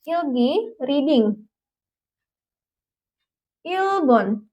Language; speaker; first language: Korean; non-native, fluent; Indonesian